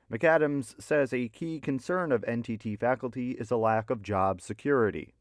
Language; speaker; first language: English; native; English